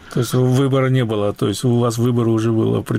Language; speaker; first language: Russian; native; Russian